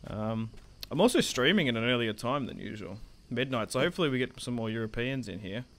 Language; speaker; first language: English; native; English